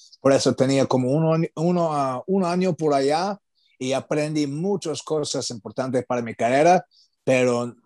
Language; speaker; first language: Spanish; non-native, learner; English